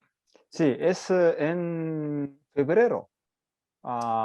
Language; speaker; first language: Spanish; non-native, learner; Japanese